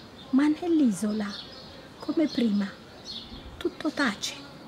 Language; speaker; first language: Italian; non-native, fluent; Tigrinya